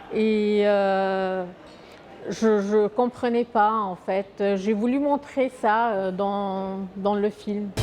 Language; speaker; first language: French; non-native, fluent; Arabic